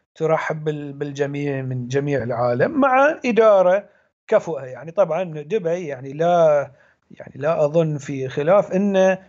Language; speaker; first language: Arabic; native; Arabic